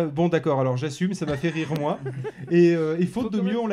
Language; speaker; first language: French; native; French